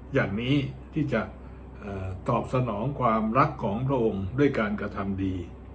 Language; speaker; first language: Thai; native; Thai